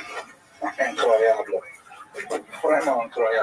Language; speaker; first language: French; non-native, learner; English